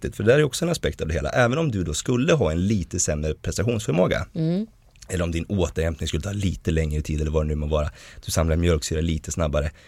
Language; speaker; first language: Swedish; native; Swedish